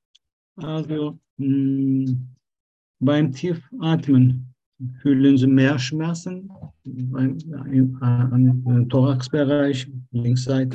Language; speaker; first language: German; non-native, learner; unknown